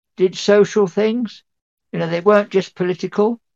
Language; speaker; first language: English; native; English